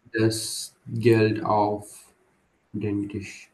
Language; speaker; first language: German; non-native, learner; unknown